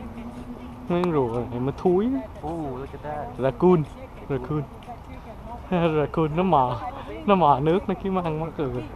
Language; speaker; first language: Vietnamese; early bilingual, heritage; Vietnamese